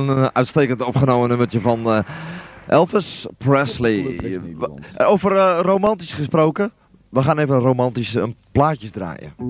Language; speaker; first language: Dutch; native; Dutch